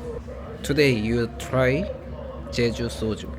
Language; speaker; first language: English; non-native, learner; Korean